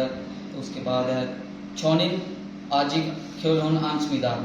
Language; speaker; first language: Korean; non-native, learner; Urdu